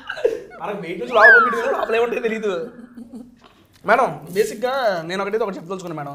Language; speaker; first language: Telugu; native; Telugu